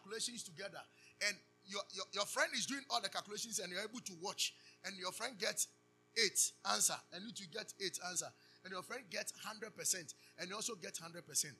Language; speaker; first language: English; non-native, local second language; Akan